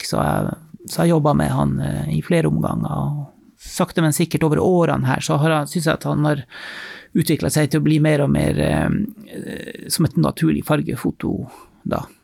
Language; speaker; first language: Norwegian; native; Norwegian